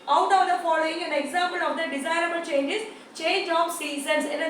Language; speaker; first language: English; non-native, local second language; Tamil